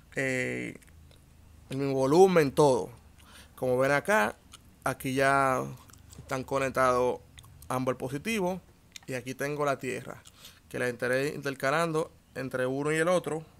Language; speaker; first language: Spanish; native; Spanish